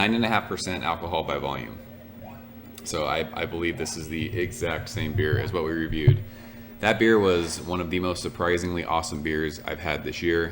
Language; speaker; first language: English; native; English